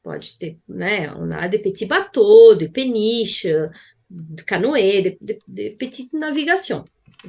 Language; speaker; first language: French; non-native, fluent; Portuguese